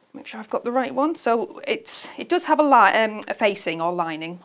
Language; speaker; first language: English; native; English